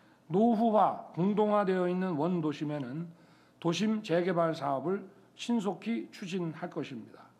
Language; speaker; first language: Korean; native; Korean